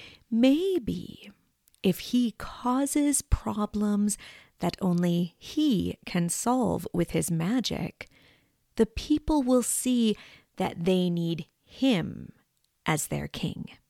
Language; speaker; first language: English; native; English